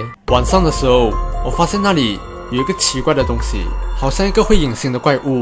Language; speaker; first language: Chinese; native; Chinese